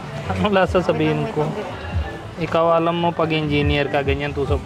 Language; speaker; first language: Filipino; non-native, learner; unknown